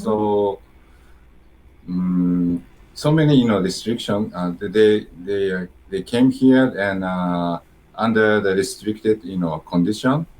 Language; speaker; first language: English; non-native, learner; Japanese